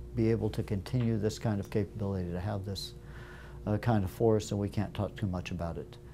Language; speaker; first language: English; native; English